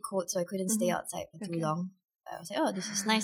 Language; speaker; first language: English; native; English